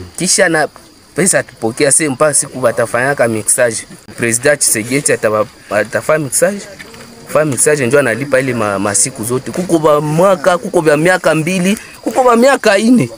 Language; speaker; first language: Swahili; native; Swahili